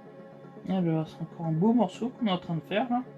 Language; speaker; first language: French; native; French